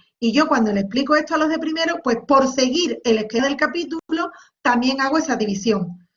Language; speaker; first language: Spanish; native; Spanish